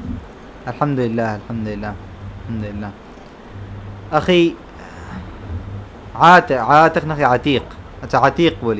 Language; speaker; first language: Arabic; non-native, fluent; Bangla